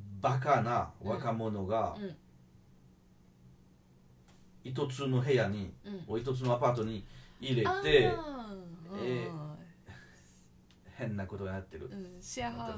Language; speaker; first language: Japanese; non-native, fluent; French